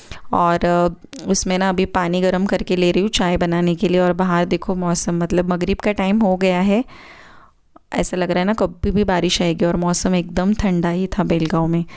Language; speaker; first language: Hindi; native; Hindi